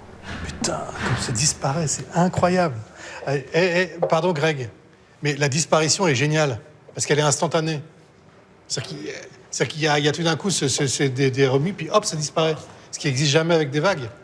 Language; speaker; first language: French; native; French